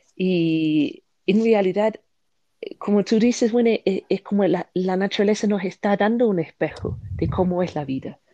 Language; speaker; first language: Spanish; non-native, fluent; English